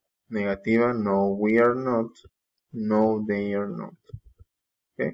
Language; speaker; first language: English; non-native, fluent; Spanish